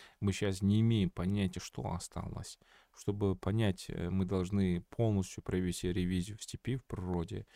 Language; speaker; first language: Russian; non-native, local second language; Kazakh